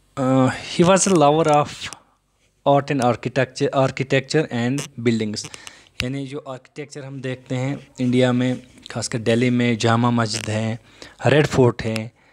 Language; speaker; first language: Hindi; native; Hindi